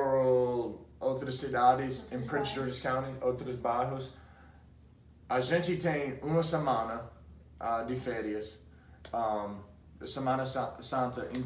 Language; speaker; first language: Portuguese; non-native, fluent; English